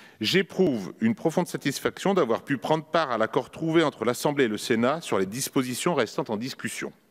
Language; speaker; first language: French; native; French